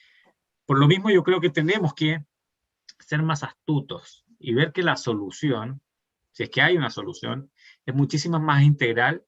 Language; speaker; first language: Spanish; native; Spanish